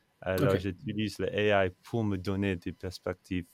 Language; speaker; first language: French; non-native, fluent; English